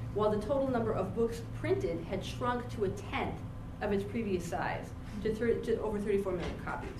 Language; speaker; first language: English; native; English